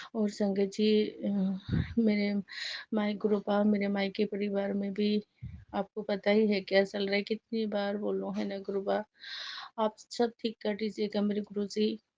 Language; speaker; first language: Hindi; non-native, local second language; Assamese